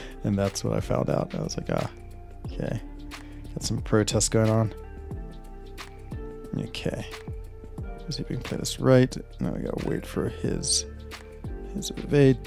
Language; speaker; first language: English; native; English